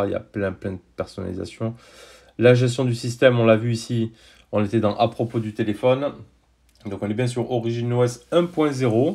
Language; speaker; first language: French; native; French